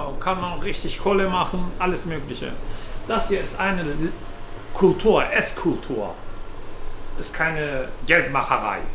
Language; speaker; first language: German; non-native, fluent; Turkish